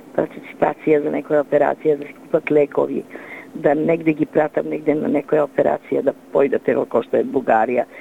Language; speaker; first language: Macedonian; non-native, local second language; Romany